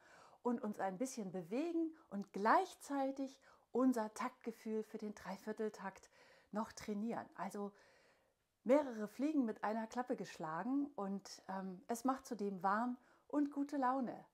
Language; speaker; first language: German; native; German